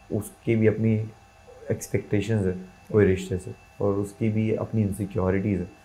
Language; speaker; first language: Hindi; non-native, local second language; Gujarati